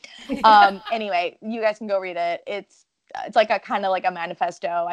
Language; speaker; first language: English; non-native, fluent; French